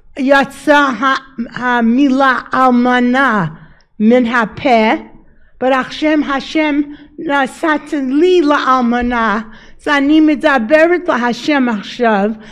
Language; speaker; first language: Hebrew; non-native, learner; English